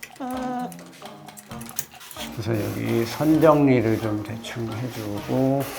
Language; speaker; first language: Korean; native; Korean